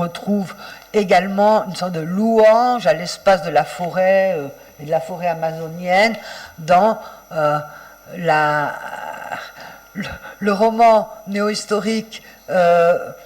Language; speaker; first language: French; native; French